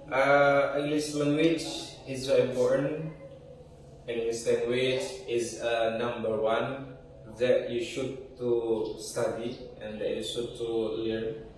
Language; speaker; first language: English; non-native, learner; Indonesian